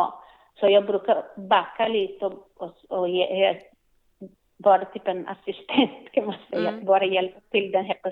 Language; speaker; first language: Swedish; non-native, learner; Portuguese